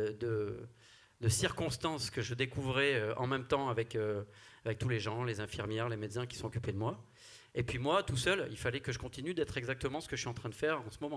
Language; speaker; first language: French; native; French